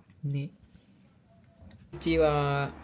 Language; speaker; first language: Japanese; non-native, learner; English